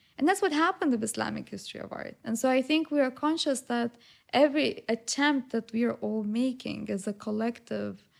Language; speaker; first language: English; non-native, fluent; Lithuanian